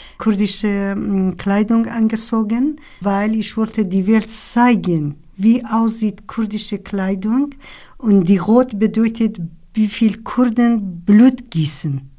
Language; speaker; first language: German; non-native, learner; Kurdish